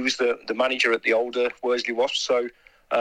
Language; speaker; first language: English; native; English